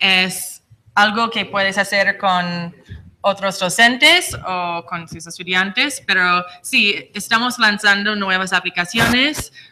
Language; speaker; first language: Spanish; non-native, fluent; English